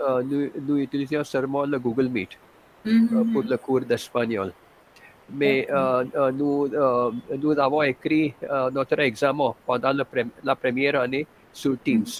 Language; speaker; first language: French; non-native, fluent; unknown